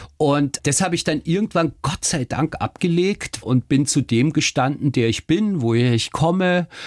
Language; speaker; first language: German; early bilingual, other home language; Turkish